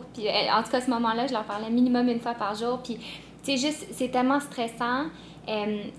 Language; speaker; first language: French; native; French